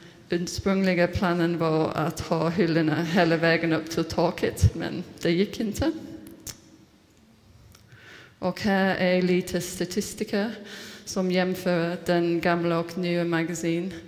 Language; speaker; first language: Swedish; non-native, fluent; English